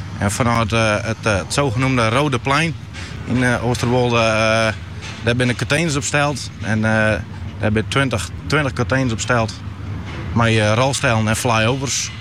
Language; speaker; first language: Dutch; non-native, local second language; Western Frisian